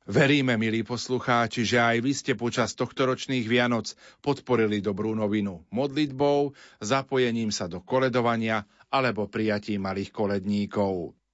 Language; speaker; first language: Slovak; native; Slovak